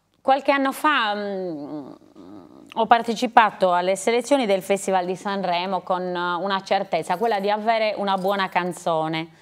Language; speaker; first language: Italian; native; Italian